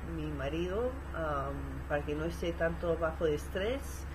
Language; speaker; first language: Spanish; early bilingual, heritage; Spanish